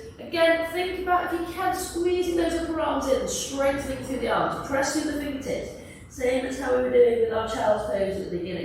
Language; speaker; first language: English; native; English